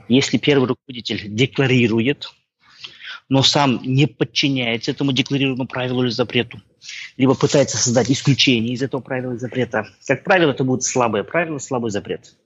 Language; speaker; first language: Russian; non-native, local second language; Kazakh